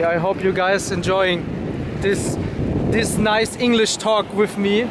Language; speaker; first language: English; non-native, learner; German